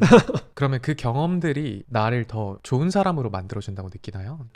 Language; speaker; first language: Korean; native; Korean